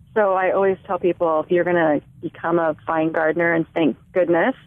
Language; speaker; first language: English; native; English